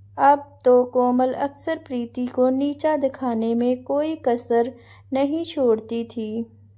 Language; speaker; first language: Hindi; non-native, local second language; Punjabi